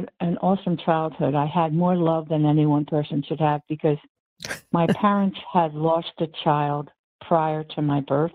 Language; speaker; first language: English; native; English